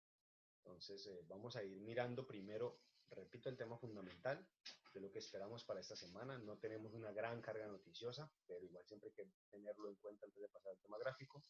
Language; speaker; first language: Spanish; native; Spanish